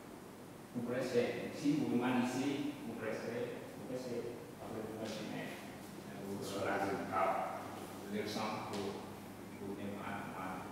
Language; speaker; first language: French; non-native, learner; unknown